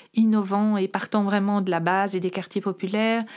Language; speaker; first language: French; native; French